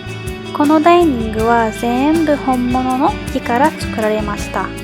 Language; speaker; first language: Japanese; non-native, fluent; Arabic